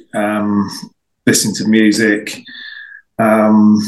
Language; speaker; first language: English; native; English